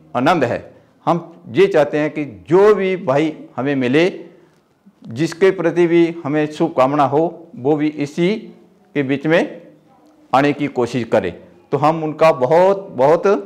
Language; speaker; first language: Hindi; native; Hindi